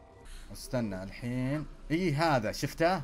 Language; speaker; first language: Arabic; native; Arabic